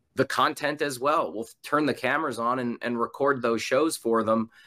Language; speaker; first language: English; native; English